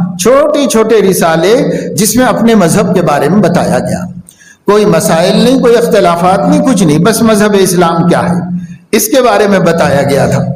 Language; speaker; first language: Urdu; native; Urdu